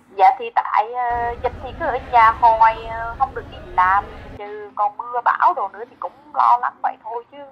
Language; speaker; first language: Vietnamese; native; Vietnamese